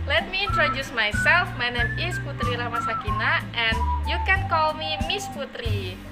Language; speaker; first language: English; non-native, learner; Indonesian